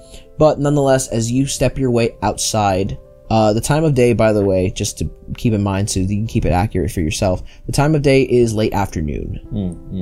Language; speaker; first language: English; native; English